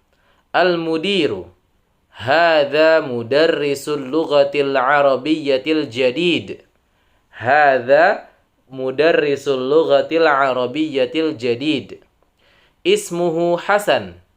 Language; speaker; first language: Arabic; non-native, fluent; Indonesian